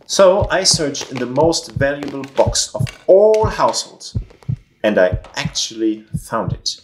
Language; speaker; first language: English; non-native, fluent; German